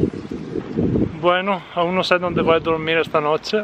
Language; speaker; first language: Spanish; non-native, fluent; Italian